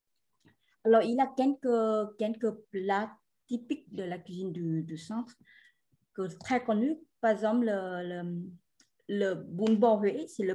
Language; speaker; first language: French; non-native, fluent; Vietnamese